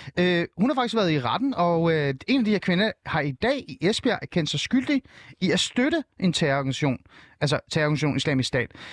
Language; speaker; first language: Danish; early bilingual, other home language; Persian